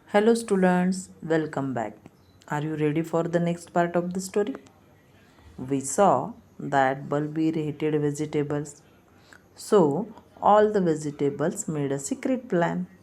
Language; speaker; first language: English; non-native, local second language; Marathi